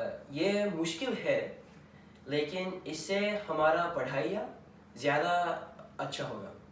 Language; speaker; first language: Hindi; early bilingual, heritage; Hindi